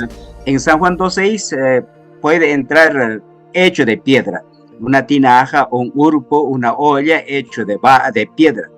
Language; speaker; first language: Spanish; non-native, local second language; Quechua